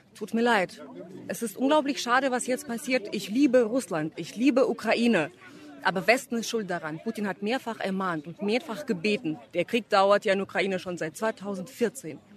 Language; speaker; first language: German; non-native, fluent; Russian